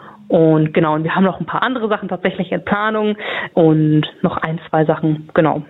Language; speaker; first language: German; native; German